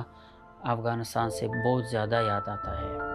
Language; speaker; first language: Hindi; non-native, learner; Persian